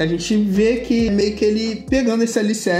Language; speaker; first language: Portuguese; native; Portuguese